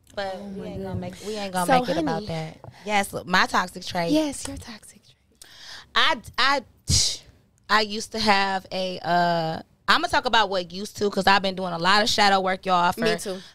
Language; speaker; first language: English; native; English